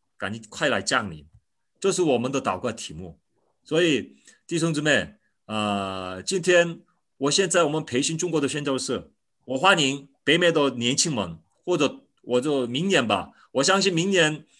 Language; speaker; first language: Chinese; non-native, fluent; Korean